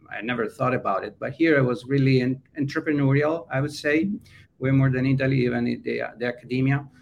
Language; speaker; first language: English; non-native, fluent; Italian